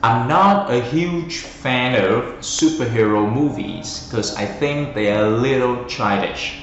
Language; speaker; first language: English; non-native, fluent; Vietnamese